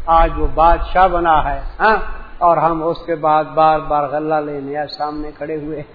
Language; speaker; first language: Urdu; native; Urdu